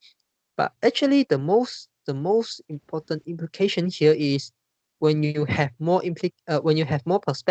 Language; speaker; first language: English; non-native, fluent; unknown